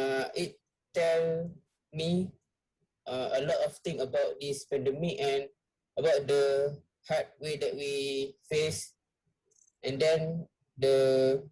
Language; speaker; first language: English; non-native, local second language; Malay